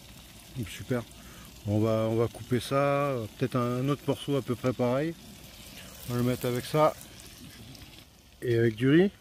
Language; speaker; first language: French; native; French